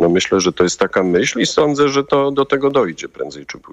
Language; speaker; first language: Polish; native; Polish